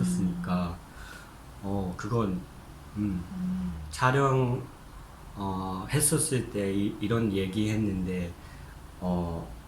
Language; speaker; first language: Korean; non-native, fluent; Japanese